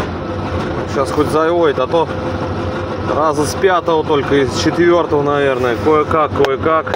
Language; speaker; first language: Russian; native; Russian